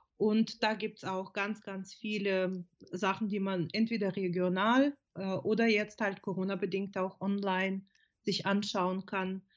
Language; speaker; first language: German; non-native, fluent; Russian